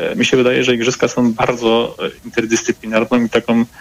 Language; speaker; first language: Polish; native; Polish